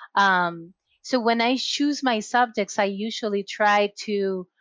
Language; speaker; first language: English; non-native, fluent; Spanish